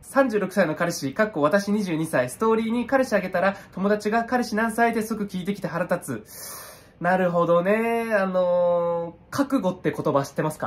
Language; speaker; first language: Japanese; native; Japanese